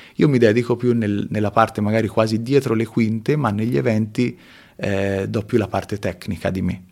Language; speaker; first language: Italian; early bilingual, other home language; Spanish